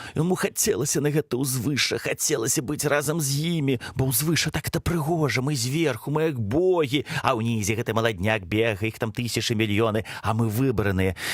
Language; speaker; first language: Belarusian; non-native, local second language; Russian